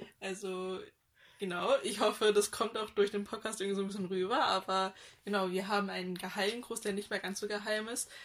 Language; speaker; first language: German; early bilingual, other home language; Vietnamese